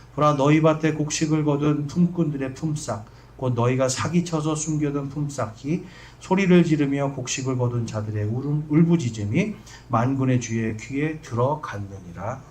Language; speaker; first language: Korean; native; Korean